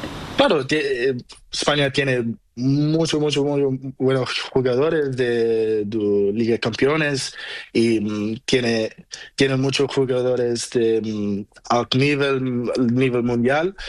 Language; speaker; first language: Spanish; non-native, learner; Portuguese